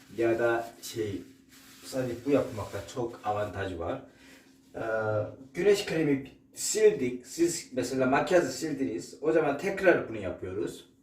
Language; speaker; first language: Turkish; non-native, learner; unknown